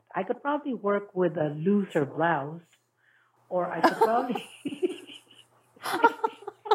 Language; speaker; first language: English; non-native, local second language; Filipino